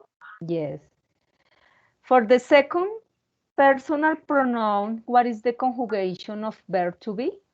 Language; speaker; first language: English; non-native, learner; Spanish